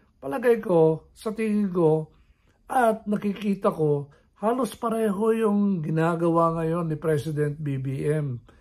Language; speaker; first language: Filipino; non-native, local second language; Iloko